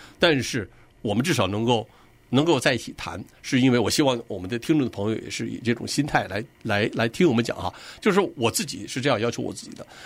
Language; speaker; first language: Chinese; native; Chinese